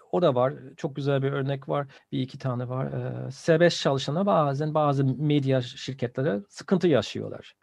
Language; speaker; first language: Turkish; non-native, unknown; German